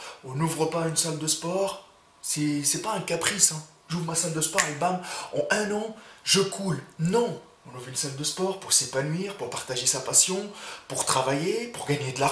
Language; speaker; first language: French; native; French